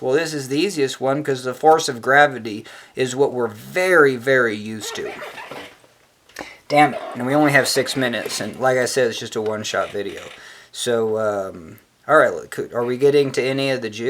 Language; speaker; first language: English; native; English